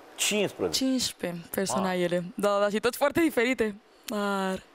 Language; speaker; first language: Romanian; non-native, learner; Spanish